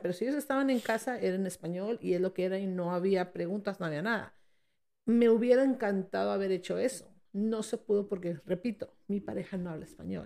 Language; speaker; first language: Spanish; early bilingual, heritage; Spanish